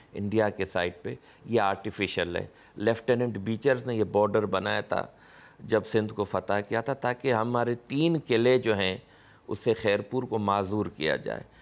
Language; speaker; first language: Urdu; non-native, local second language; Sindhi